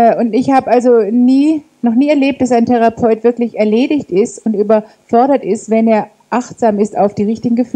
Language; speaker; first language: German; native; German